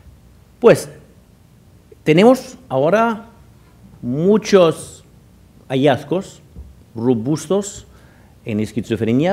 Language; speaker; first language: Spanish; non-native, fluent; German